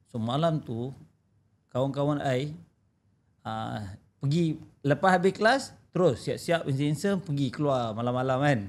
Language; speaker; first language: Malay; native; Malay